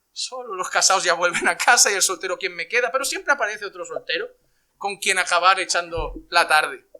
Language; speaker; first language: Spanish; native; Spanish